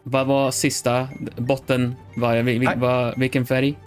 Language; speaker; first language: Swedish; non-native, learner; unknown